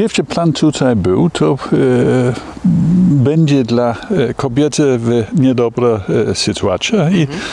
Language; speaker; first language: Polish; non-native, learner; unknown